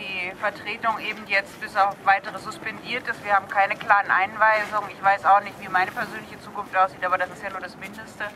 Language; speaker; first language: German; non-native, fluent; Catalan